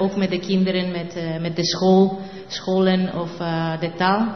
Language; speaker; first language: Dutch; non-native, learner; Spanish